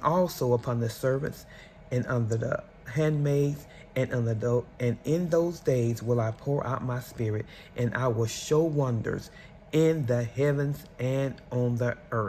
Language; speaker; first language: English; native; English